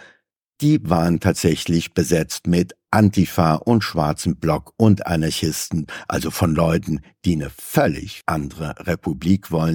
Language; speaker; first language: German; native; German